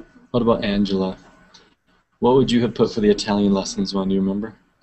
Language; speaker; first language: English; native; English